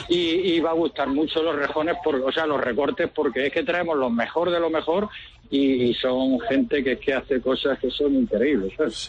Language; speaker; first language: Spanish; native; Spanish